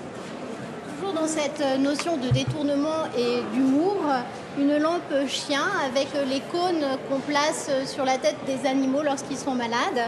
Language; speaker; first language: French; native; French